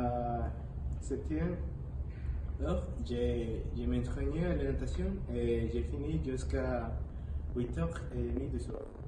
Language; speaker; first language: French; non-native, learner; Spanish